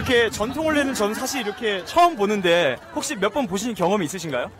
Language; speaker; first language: Korean; native; Korean